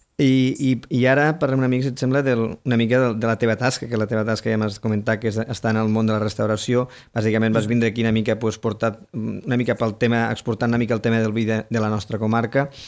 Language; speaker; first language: Catalan; native; Catalan